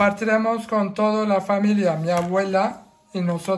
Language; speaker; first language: Spanish; non-native, fluent; Turkish